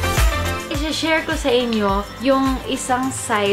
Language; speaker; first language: Filipino; native; Filipino